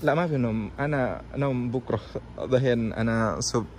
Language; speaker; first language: Arabic; non-native, learner; Indonesian